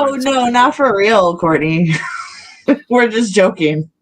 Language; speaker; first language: English; native; English